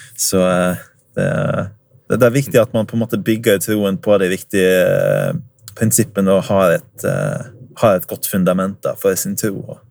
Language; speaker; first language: Norwegian; early bilingual, other home language; English